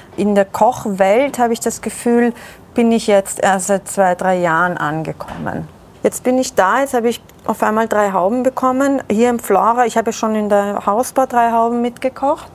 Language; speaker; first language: German; early bilingual, other home language; Persian